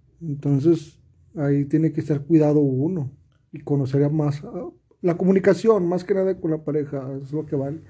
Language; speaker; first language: Spanish; native; Spanish